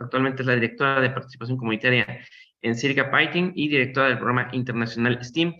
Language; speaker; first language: Spanish; native; Spanish